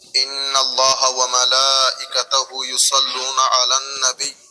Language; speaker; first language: Arabic; non-native, fluent; Bangla